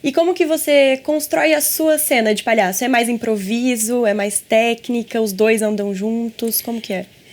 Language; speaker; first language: Portuguese; native; Portuguese